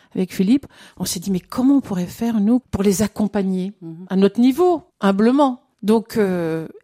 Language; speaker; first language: French; native; French